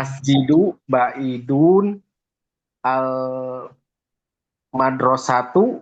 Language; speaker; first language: Arabic; non-native, learner; Indonesian